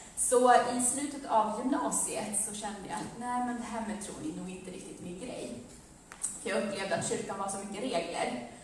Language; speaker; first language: Swedish; early bilingual, other home language; Amharic